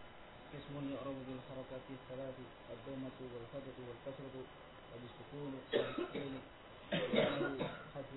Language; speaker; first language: Arabic; non-native, learner; Indonesian